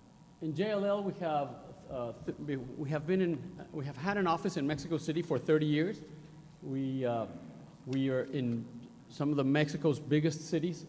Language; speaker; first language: English; non-native, fluent; Spanish